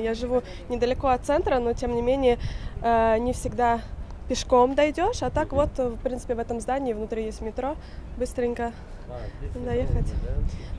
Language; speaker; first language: Russian; native; Russian